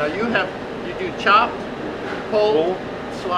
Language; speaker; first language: English; native; English